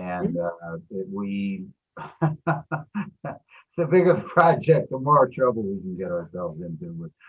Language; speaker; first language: English; native; English